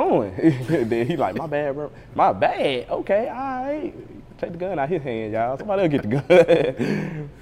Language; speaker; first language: English; native; English